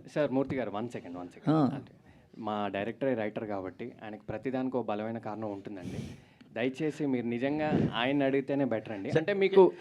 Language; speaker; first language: Telugu; native; Telugu